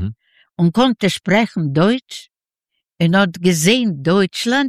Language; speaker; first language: German; non-native, fluent; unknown